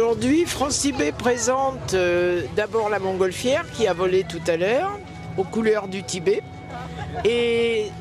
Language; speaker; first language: French; native; French